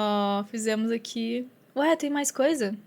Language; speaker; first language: Portuguese; native; Portuguese